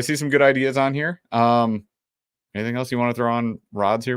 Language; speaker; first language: English; native; English